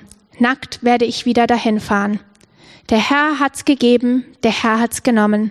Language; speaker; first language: German; native; German